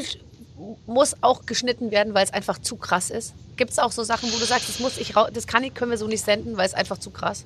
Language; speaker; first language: German; native; German